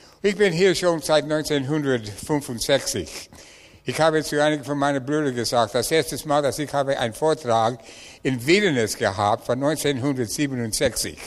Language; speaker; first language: German; non-native, learner; English